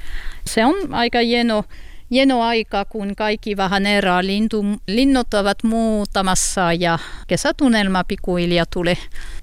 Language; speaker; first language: Finnish; non-native, learner; French